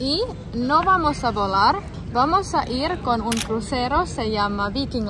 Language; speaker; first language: Spanish; non-native, learner; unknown